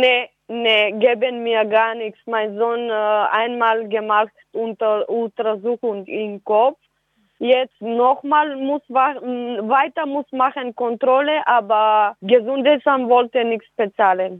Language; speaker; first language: German; non-native, learner; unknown